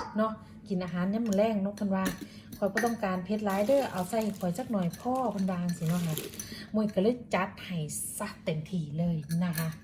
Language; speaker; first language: Thai; native; Thai